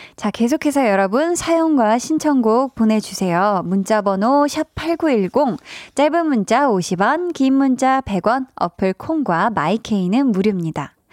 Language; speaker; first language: Korean; native; Korean